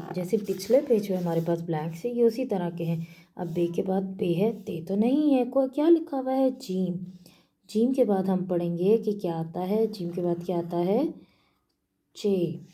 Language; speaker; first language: Urdu; native; Urdu